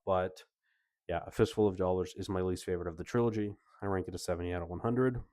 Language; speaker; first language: English; native; English